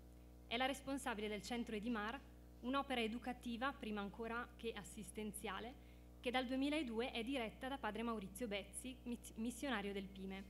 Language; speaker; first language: Italian; native; Italian